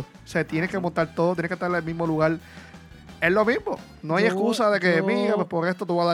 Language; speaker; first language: Spanish; native; Spanish